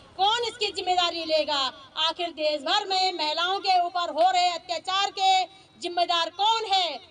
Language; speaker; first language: Hindi; native; Hindi